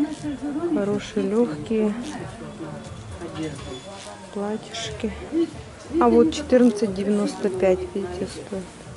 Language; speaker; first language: Russian; native; Russian